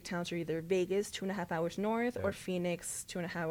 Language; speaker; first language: English; early bilingual, other home language; Spanish